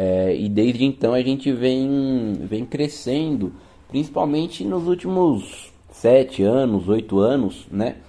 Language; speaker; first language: Portuguese; native; Portuguese